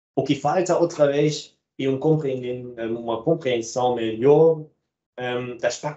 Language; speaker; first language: Portuguese; non-native, fluent; German